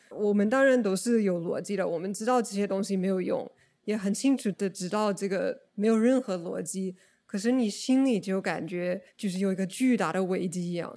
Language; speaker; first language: Chinese; non-native, fluent; English